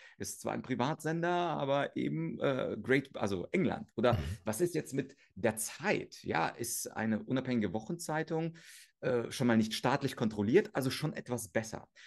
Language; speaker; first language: German; early bilingual, other home language; Russian